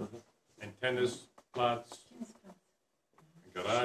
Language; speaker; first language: German; non-native, learner; English